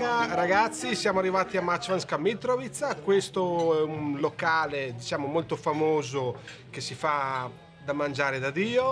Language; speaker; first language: Italian; non-native, fluent; Serbian